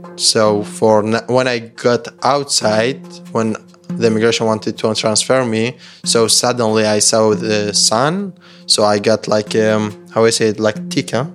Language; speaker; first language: English; non-native, learner; Persian